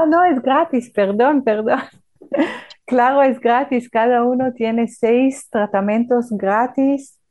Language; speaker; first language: Spanish; non-native, fluent; Hebrew